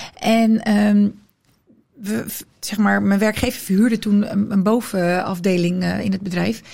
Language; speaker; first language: Dutch; early bilingual, other home language; Riffian